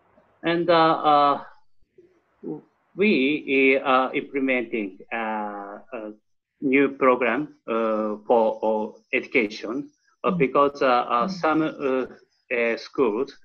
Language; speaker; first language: English; non-native, learner; Japanese